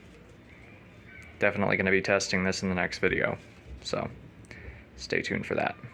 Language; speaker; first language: English; native; English